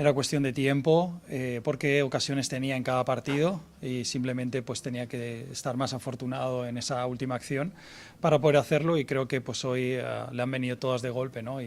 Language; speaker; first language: Spanish; native; Spanish